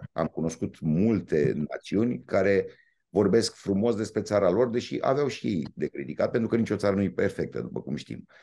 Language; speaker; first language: Romanian; native; Romanian